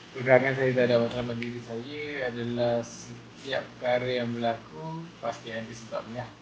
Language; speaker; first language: Malay; native; Malay